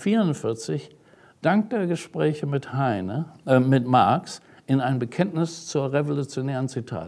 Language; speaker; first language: German; native; German